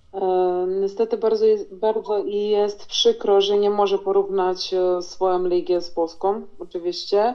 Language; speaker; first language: Polish; non-native, fluent; Serbian